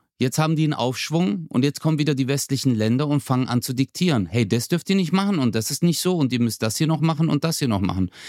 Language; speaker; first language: German; early bilingual, other home language; Turkish